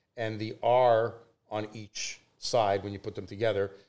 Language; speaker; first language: English; native; English